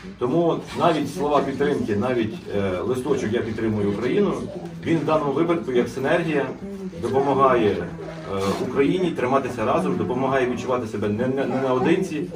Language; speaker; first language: Ukrainian; native; Ukrainian